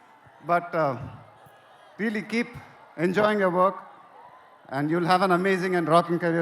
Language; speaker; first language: Telugu; native; Telugu